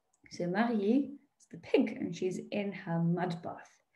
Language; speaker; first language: English; native; English